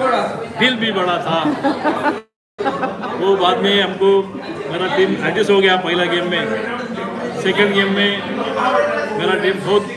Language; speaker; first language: Hindi; non-native, local second language; Marathi